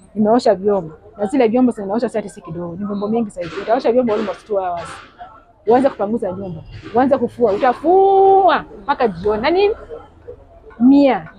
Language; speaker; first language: Swahili; non-native, local second language; Luyia